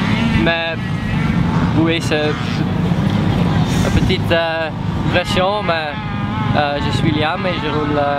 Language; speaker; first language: French; non-native, learner; Dutch